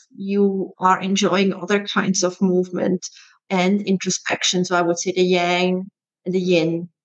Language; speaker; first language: English; non-native, fluent; German